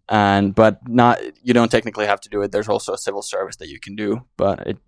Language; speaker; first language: English; non-native, fluent; Finnish